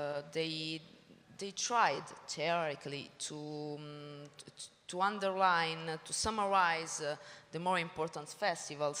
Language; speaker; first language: English; non-native, learner; Italian